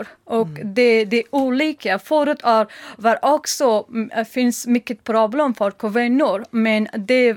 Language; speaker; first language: Swedish; non-native, learner; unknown